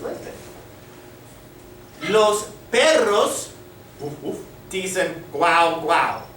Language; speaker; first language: Spanish; non-native, fluent; English